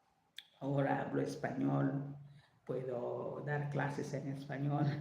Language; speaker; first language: Spanish; non-native, learner; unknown